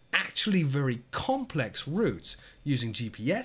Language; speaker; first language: English; native; English